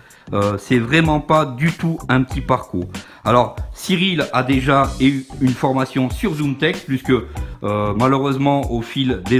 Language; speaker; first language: French; native; French